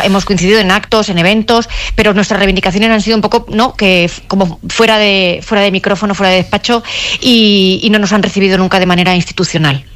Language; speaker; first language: Spanish; native; Spanish